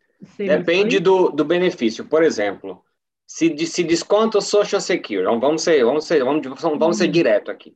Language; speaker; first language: Portuguese; native; Portuguese